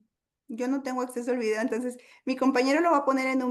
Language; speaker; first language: Spanish; native; Spanish